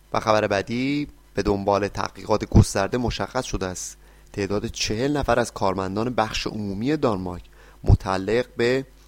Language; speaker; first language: Persian; native; Persian